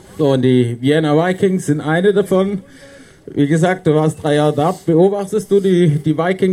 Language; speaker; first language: German; native; German